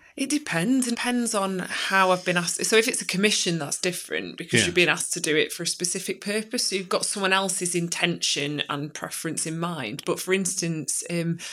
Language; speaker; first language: English; native; English